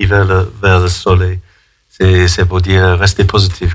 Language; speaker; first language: French; non-native, fluent; English